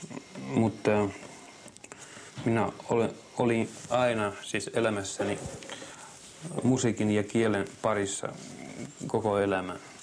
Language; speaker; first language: Finnish; non-native, fluent; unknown